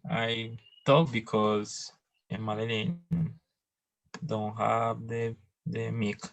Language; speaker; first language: English; non-native, learner; Spanish